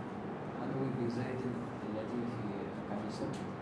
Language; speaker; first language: Arabic; non-native, learner; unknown